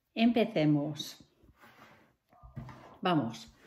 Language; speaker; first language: Spanish; non-native, fluent; English